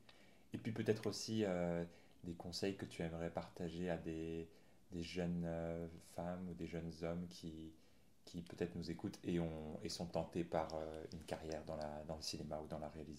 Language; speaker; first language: French; native; French